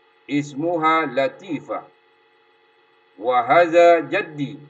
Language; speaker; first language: Arabic; non-native, fluent; Indonesian